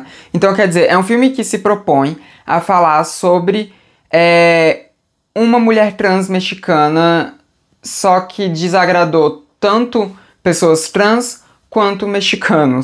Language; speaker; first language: Portuguese; native; Portuguese